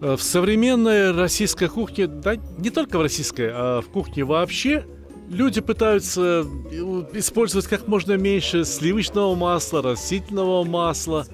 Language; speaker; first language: Russian; native; Russian